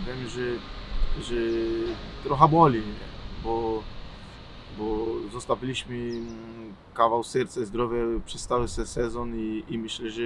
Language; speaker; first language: Polish; non-native, learner; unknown